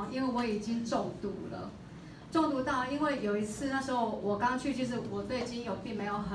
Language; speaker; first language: Chinese; native; Chinese